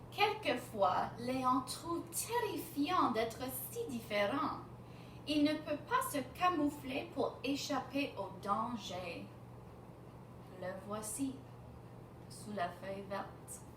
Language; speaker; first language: French; non-native, fluent; English